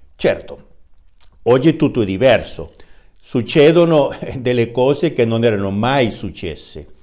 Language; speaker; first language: Italian; non-native, fluent; Spanish